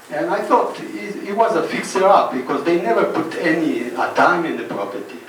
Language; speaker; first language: English; non-native, fluent; Spanish